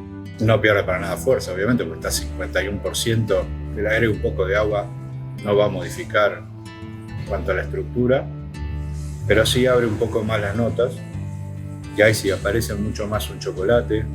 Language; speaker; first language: Spanish; native; Spanish